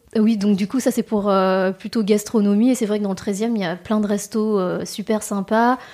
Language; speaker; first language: French; native; French